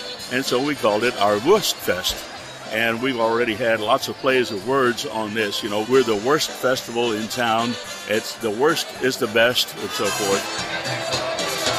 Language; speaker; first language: English; early bilingual, other home language; German